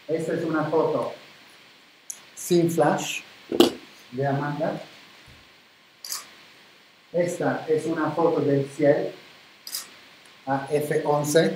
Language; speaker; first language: Spanish; non-native, fluent; Italian